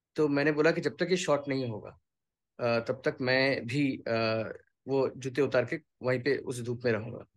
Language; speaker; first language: Hindi; non-native, local second language; Bangla